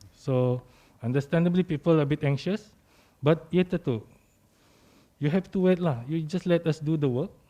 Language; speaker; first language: English; non-native, local second language; Malay